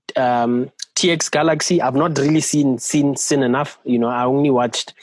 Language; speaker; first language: English; non-native, local second language; Southern Sotho